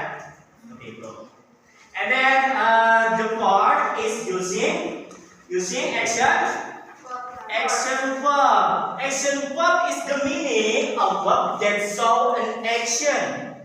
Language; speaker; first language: English; non-native, learner; Indonesian